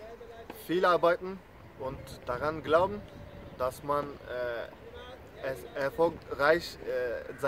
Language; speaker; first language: German; non-native, learner; Turkish